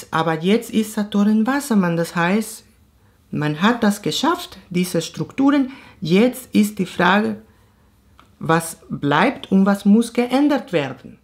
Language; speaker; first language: German; non-native, fluent; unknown